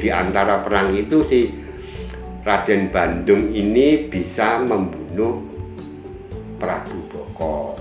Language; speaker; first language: Indonesian; non-native, local second language; Javanese